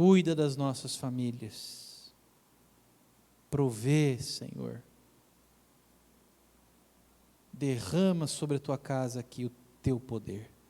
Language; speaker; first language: Portuguese; native; Portuguese